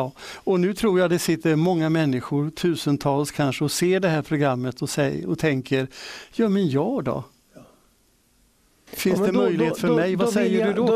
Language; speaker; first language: Swedish; native; Swedish